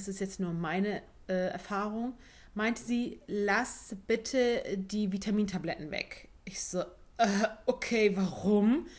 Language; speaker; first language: German; early bilingual, other home language; Turkish